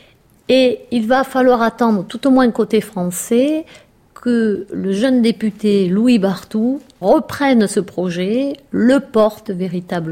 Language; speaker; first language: French; native; French